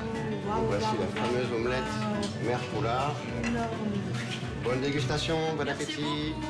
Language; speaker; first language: French; native; French